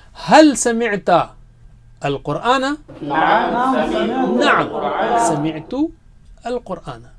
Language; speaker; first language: Arabic; non-native, fluent; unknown